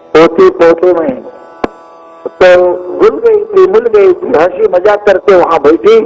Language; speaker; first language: Hindi; non-native, local second language; Kannada